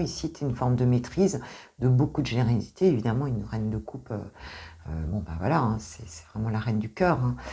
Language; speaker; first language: French; native; French